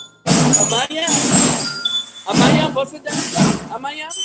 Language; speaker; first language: Portuguese; non-native, learner; English